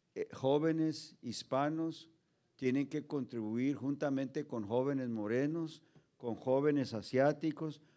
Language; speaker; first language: Spanish; early bilingual, heritage; Spanish